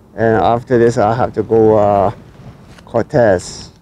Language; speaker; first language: English; non-native, learner; Korean